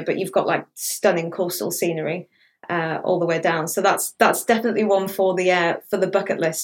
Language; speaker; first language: English; native; English